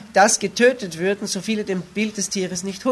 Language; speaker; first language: German; native; German